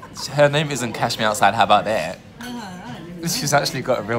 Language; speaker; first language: English; native; English